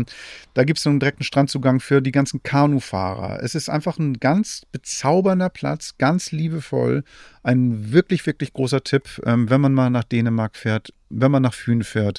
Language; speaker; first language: German; native; German